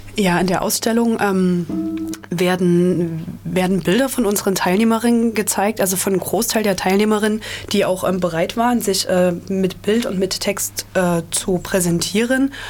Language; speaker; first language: German; native; German